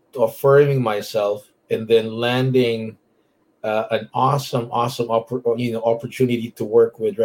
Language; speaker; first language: English; non-native, local second language; Filipino